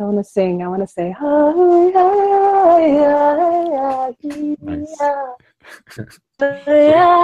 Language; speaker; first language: English; native; English